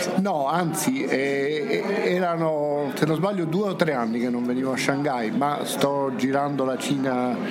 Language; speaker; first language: Italian; native; Italian